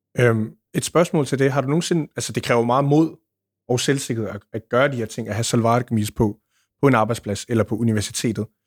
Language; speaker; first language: Danish; early bilingual, other home language; Punjabi